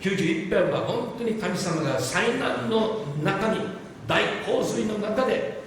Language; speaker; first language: Japanese; non-native, fluent; English